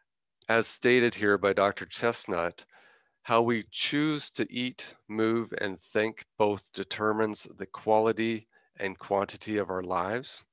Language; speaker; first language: English; native; English